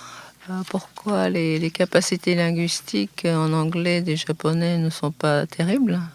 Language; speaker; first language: French; non-native, fluent; Japanese